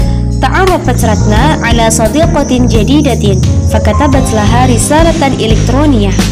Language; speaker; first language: Arabic; non-native, learner; Indonesian